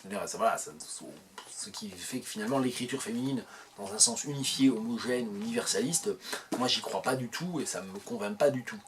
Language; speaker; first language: French; native; French